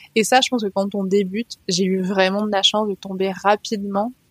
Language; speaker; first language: French; native; French